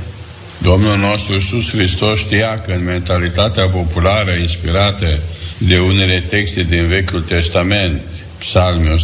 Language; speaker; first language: Romanian; native; Romanian